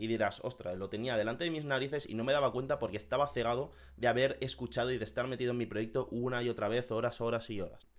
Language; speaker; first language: Spanish; native; Spanish